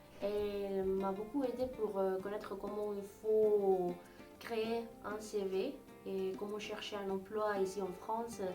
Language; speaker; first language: French; non-native, fluent; Spanish